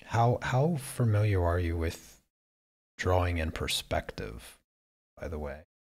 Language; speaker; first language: English; native; English